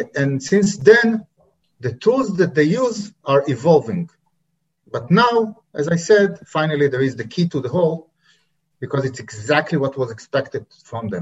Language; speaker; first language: English; non-native, fluent; Hebrew